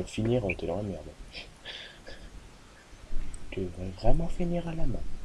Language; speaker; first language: French; native; French